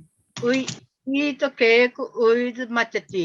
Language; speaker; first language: English; non-native, learner; Japanese